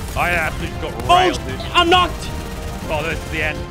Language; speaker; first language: English; native; English